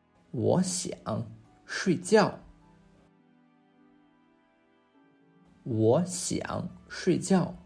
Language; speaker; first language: Chinese; non-native, fluent; English